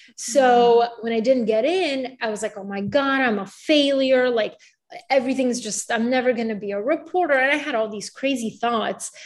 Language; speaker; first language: English; early bilingual, other home language; Bulgarian